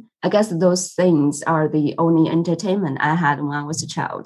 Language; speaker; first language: English; non-native, fluent; Chinese